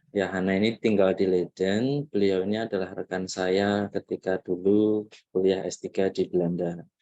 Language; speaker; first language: Indonesian; native; Indonesian